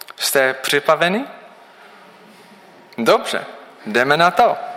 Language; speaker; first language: Czech; non-native, learner; English